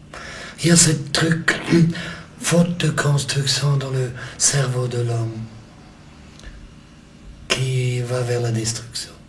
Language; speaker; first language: French; non-native, local second language; German